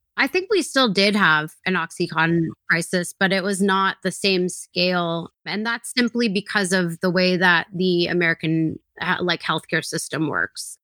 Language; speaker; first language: English; native; English